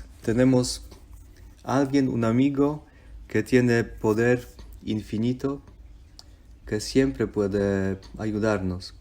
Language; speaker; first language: Spanish; non-native, fluent; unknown